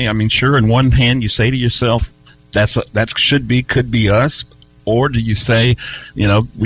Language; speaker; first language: English; native; English